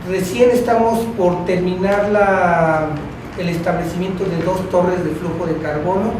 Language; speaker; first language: Spanish; native; Spanish